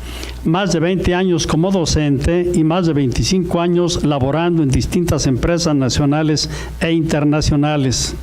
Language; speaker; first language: Spanish; native; Spanish